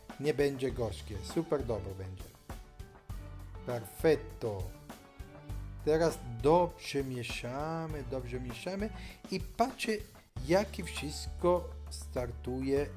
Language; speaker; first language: Polish; non-native, learner; Italian